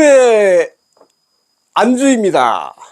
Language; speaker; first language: Korean; native; Korean